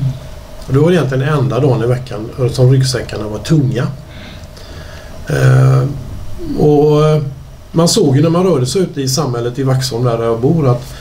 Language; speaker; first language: Swedish; native; Swedish